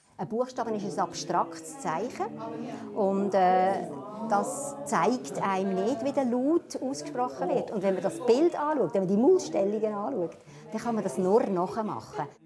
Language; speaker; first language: German; native; German